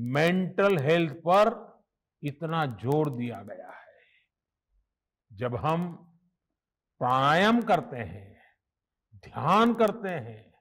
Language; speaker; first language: Hindi; non-native, local second language; Gujarati